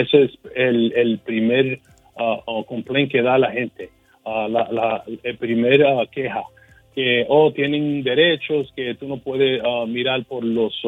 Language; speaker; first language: Spanish; early bilingual, heritage; Spanish